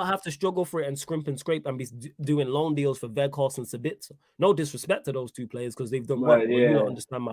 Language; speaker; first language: English; native; English